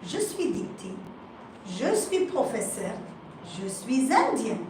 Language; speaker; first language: French; non-native, fluent; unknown